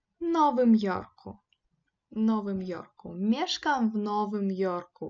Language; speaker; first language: Polish; non-native, fluent; Ukrainian